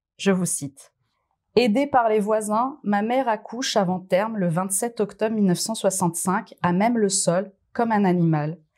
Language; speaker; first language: French; native; French